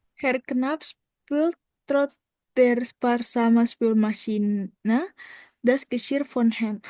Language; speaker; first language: German; non-native, learner; Indonesian